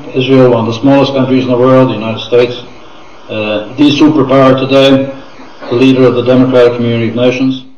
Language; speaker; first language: English; non-native, fluent; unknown